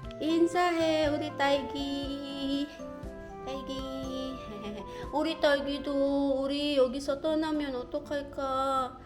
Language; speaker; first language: Korean; non-native, fluent; Filipino